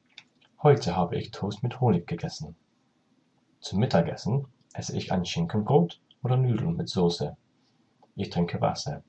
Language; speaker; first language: German; non-native, learner; English